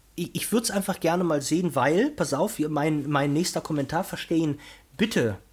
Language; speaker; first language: German; non-native, fluent; Portuguese